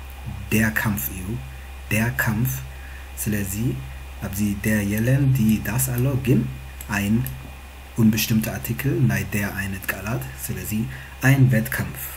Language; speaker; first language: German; non-native, fluent; Tigrinya